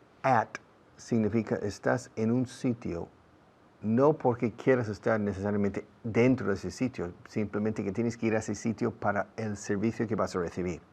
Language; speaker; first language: Spanish; non-native, fluent; English